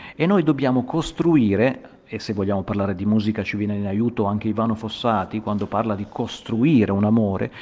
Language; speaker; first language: Italian; native; Italian